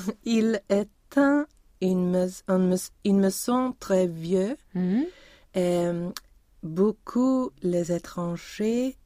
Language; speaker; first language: French; non-native, learner; Swedish